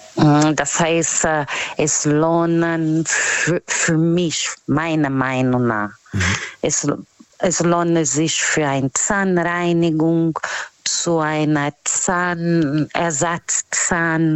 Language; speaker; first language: German; non-native, learner; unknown